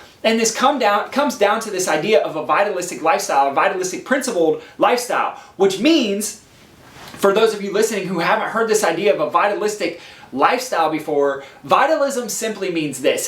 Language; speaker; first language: English; native; English